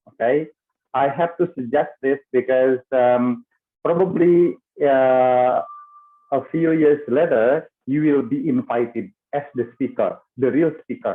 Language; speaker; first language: English; non-native, fluent; Indonesian